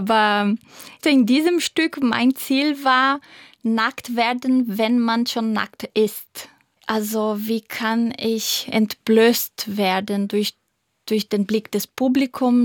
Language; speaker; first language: German; non-native, fluent; Portuguese